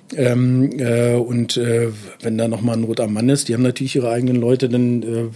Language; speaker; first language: German; native; German